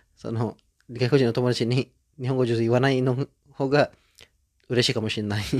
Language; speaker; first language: Japanese; non-native, fluent; Indonesian